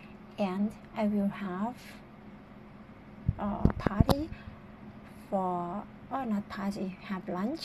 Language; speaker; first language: English; non-native, learner; Thai